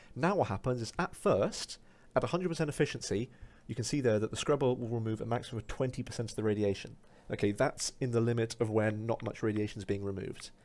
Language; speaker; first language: English; native; English